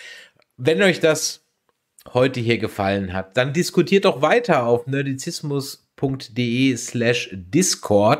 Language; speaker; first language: German; native; German